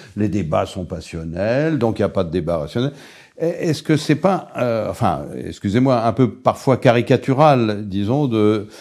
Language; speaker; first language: French; native; French